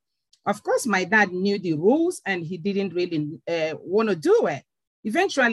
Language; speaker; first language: English; non-native, local second language; Igbo